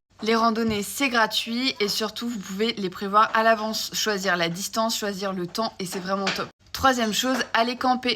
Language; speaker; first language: French; native; French